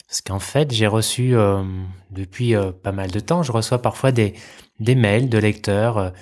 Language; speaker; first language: French; native; French